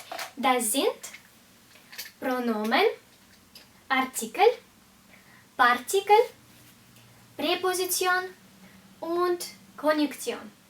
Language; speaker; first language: German; non-native, fluent; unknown